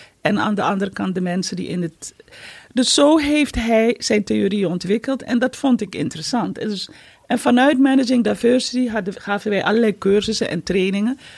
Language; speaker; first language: Dutch; native; Dutch